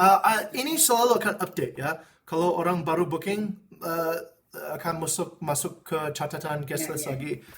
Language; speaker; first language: Indonesian; non-native, fluent; English